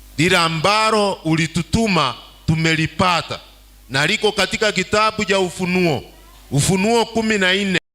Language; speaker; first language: Swahili; non-native, local second language; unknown